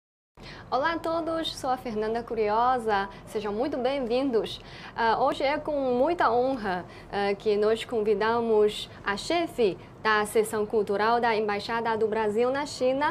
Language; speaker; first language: Portuguese; non-native, fluent; Chinese